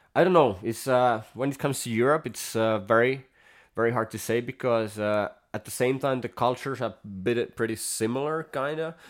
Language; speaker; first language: English; non-native, fluent; Finnish